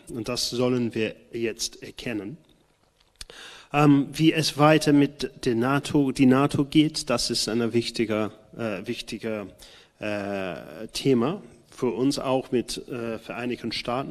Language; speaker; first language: German; non-native, fluent; English